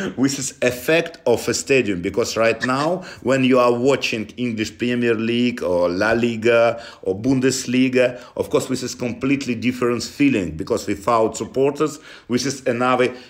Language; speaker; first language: English; non-native, learner; Russian